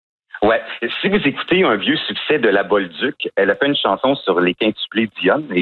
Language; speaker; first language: French; native; French